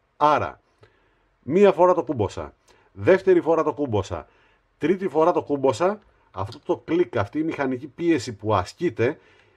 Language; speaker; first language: Greek; native; Greek